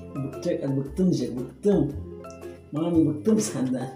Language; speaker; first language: Turkish; native; Turkish